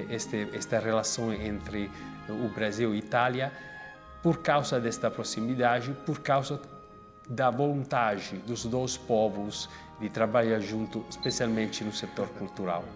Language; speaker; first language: Portuguese; non-native, fluent; Italian